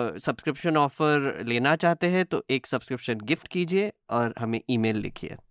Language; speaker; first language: Hindi; native; Hindi